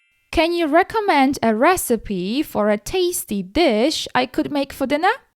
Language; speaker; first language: English; non-native, fluent; Polish